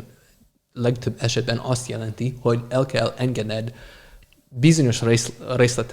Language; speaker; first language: Hungarian; non-native, fluent; English